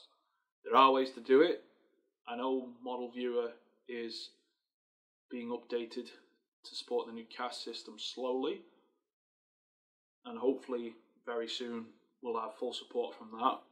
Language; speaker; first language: English; native; English